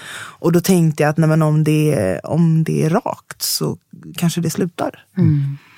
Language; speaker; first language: Swedish; native; Swedish